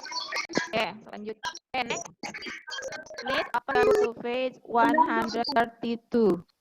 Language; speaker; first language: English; non-native, learner; Indonesian